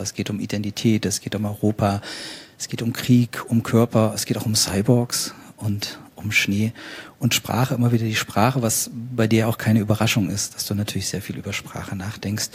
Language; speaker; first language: German; native; German